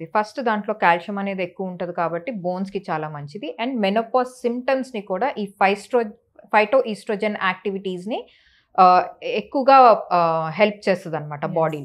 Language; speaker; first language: Telugu; native; Telugu